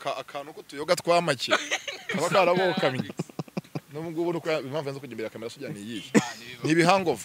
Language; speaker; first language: Kinyarwanda; native; Kinyarwanda